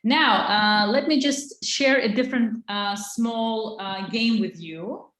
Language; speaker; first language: English; non-native, fluent; Azerbaijani